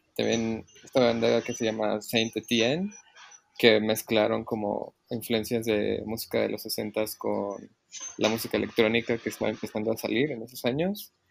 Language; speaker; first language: Spanish; native; Spanish